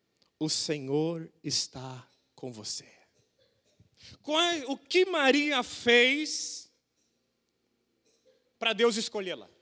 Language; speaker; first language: Portuguese; native; Portuguese